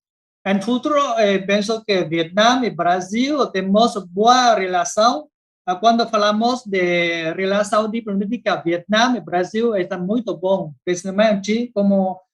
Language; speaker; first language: Spanish; non-native, learner; Vietnamese